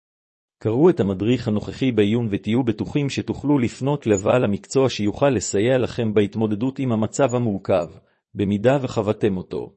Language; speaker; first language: Hebrew; native; Hebrew